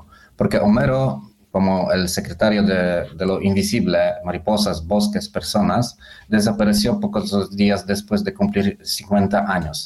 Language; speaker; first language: Spanish; non-native, fluent; Polish